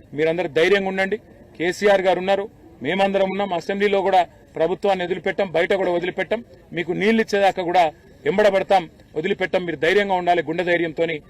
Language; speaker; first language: Telugu; native; Telugu